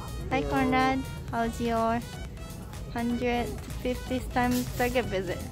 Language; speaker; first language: English; non-native, fluent; Japanese